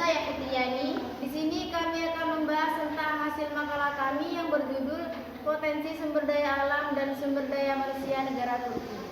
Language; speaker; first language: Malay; non-native, local second language; Madurese